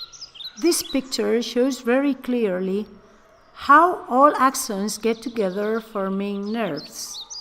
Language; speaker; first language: English; non-native, fluent; Spanish